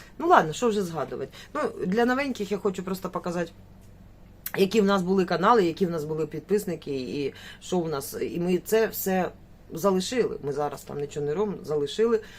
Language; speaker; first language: Ukrainian; native; Ukrainian